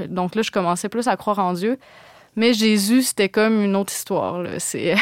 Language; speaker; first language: French; native; French